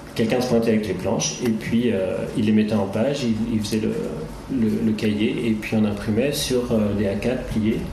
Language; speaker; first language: French; native; French